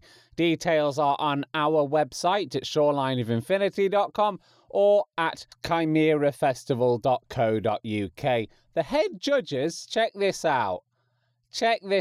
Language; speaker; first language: English; native; English